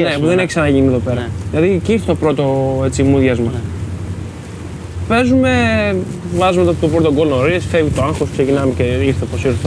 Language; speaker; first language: Greek; native; Greek